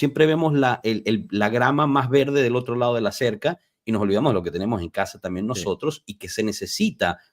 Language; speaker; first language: Spanish; native; Spanish